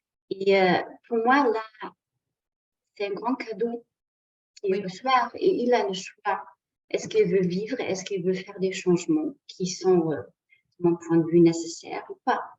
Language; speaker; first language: French; non-native, fluent; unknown